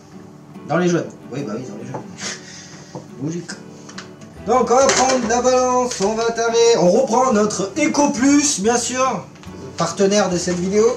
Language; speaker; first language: French; native; French